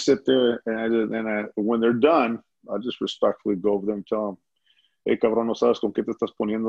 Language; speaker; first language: English; native; English